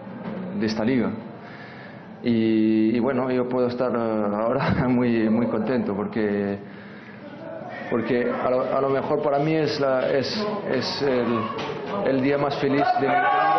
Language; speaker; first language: Spanish; non-native, fluent; French